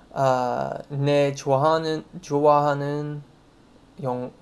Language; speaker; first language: Korean; non-native, learner; English